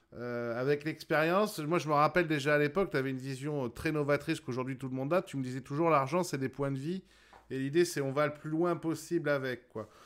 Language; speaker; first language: French; native; French